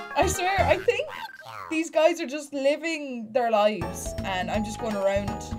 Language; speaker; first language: English; native; English